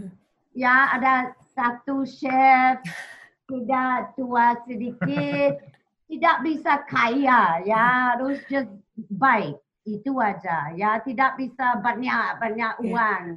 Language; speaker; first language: Indonesian; non-native, learner; English